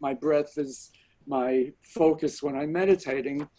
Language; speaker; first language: English; native; English